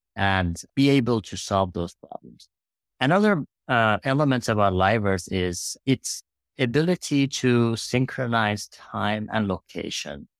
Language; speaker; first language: English; non-native, fluent; Persian